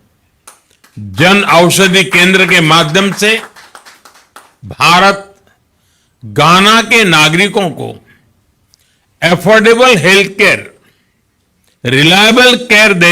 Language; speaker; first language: Hindi; non-native, local second language; Gujarati